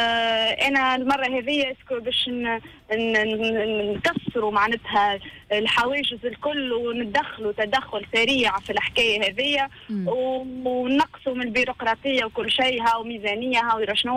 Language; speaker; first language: Arabic; native; Arabic